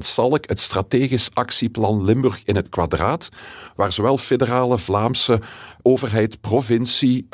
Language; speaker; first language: Dutch; native; Dutch